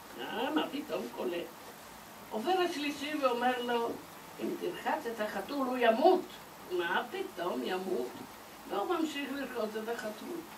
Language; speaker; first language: Hebrew; non-native, fluent; Turkish